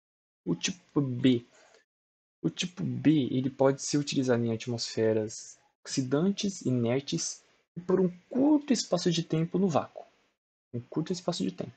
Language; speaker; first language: Portuguese; native; Portuguese